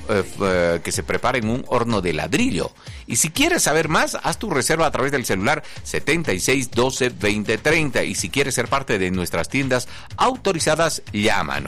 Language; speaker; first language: Spanish; native; Spanish